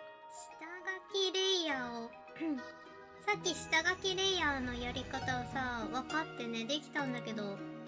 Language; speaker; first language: Japanese; native; Japanese